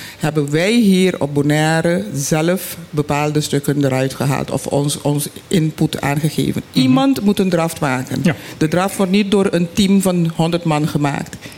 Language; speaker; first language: Dutch; non-native, local second language; Papiamento